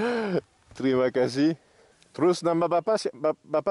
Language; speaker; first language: Indonesian; non-native, learner; French